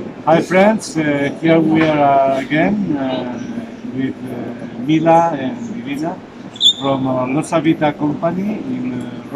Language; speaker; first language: English; non-native, fluent; Spanish